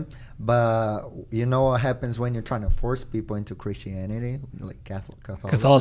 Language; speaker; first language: English; non-native, fluent; Portuguese